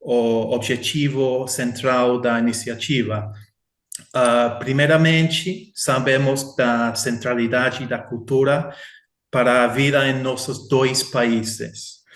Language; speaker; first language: Portuguese; non-native, fluent; English